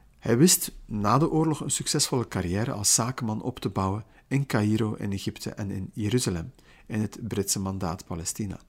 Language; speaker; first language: Dutch; native; Dutch